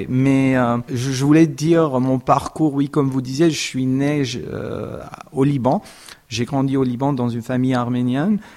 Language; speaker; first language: French; non-native, fluent; Armenian